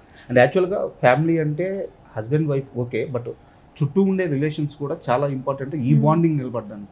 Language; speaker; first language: Telugu; native; Telugu